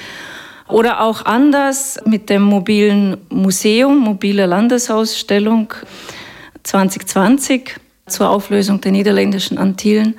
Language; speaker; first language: German; non-native, fluent; Russian